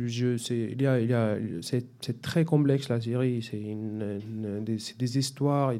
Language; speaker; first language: French; non-native, fluent; Arabic